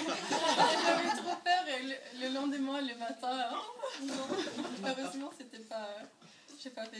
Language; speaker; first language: French; non-native, learner; Norwegian